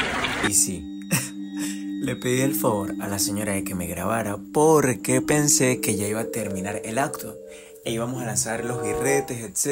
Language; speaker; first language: Spanish; native; Spanish